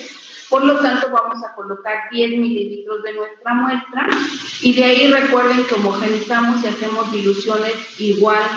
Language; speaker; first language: Spanish; native; Spanish